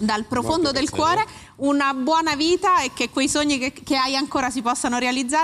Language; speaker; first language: Italian; native; Italian